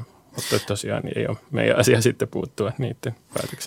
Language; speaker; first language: Finnish; native; Finnish